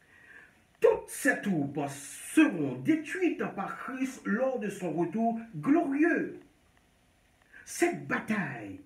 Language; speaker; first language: French; non-native, local second language; Haitian Creole